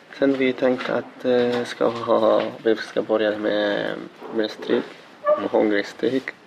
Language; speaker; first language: Swedish; non-native, learner; Arabic